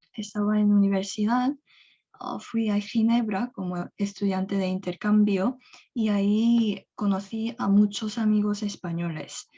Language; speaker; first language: Spanish; non-native, fluent; Korean